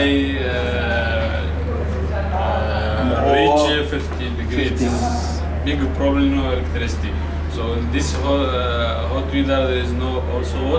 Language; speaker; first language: English; non-native, learner; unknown